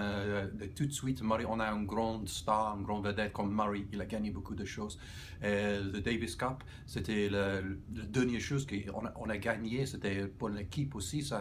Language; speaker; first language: French; non-native, fluent; English